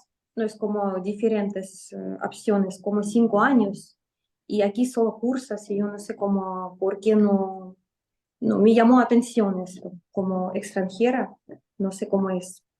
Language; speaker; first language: Spanish; non-native, fluent; Russian